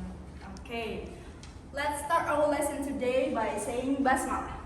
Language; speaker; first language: English; non-native, fluent; Indonesian